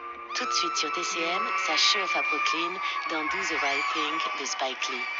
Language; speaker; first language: French; native; French